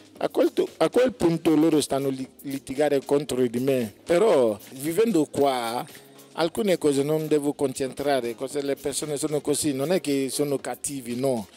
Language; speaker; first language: Italian; non-native, fluent; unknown